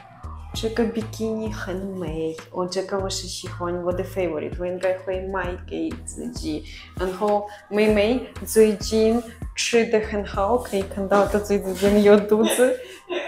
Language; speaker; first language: Chinese; non-native, fluent; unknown